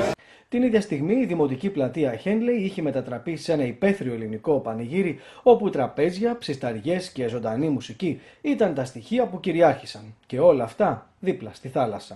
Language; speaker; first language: Greek; native; Greek